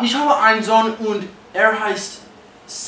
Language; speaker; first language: German; non-native, learner; English